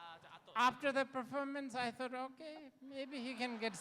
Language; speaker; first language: English; non-native, learner; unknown